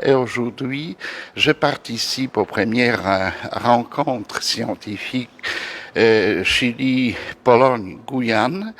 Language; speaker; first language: French; non-native, fluent; Polish